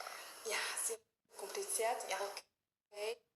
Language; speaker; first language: German; non-native, learner; Chinese